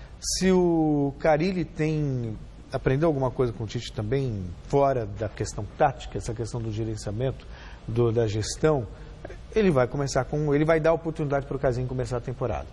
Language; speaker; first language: Portuguese; native; Portuguese